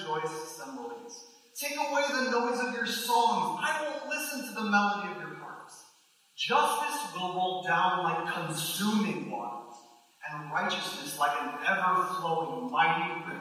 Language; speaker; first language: English; native; English